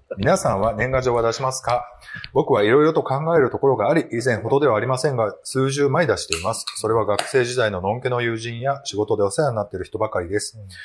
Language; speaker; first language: Japanese; native; Japanese